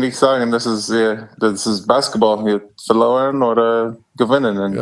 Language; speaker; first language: German; non-native, learner; English